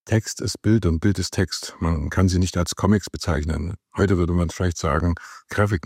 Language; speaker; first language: German; native; German